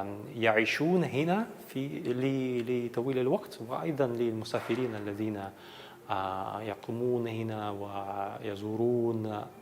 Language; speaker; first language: Arabic; non-native, learner; Dutch